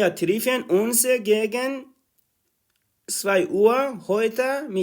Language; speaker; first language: German; non-native, learner; Persian